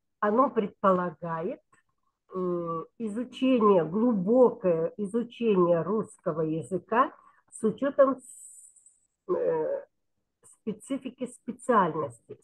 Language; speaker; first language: Russian; non-native, local second language; Kyrgyz